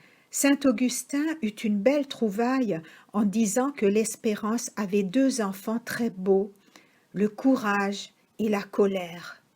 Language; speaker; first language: French; native; French